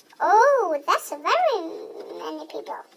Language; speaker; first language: English; non-native, learner; Swedish